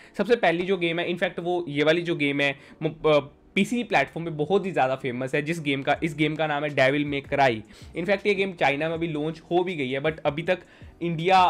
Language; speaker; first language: Hindi; native; Hindi